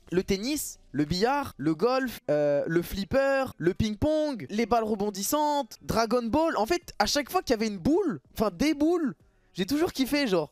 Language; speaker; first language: French; native; French